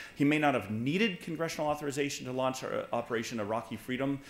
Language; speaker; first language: English; native; English